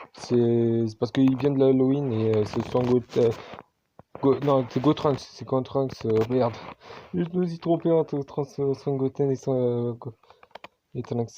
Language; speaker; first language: French; native; French